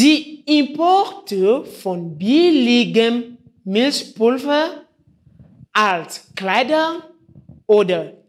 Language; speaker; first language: German; non-native, fluent; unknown